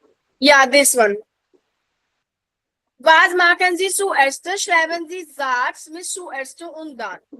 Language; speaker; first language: German; non-native, fluent; Hindi